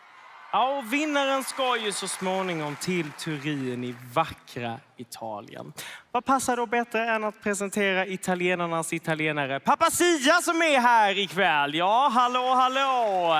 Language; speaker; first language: Swedish; native; Swedish